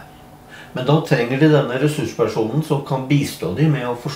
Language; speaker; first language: Norwegian; native; Norwegian